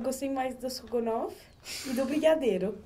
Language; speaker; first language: Portuguese; non-native, learner; French